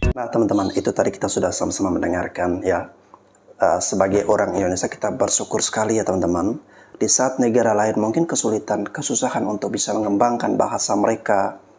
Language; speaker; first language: Indonesian; native; Indonesian